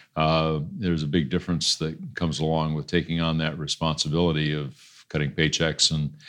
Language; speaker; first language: English; native; English